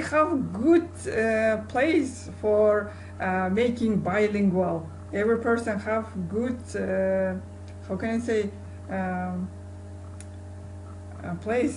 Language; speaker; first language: English; non-native, learner; Kazakh